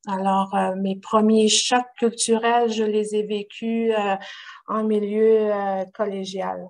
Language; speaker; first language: French; non-native, local second language; Innu-aimun